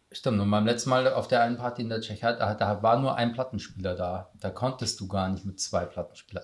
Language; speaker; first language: German; native; German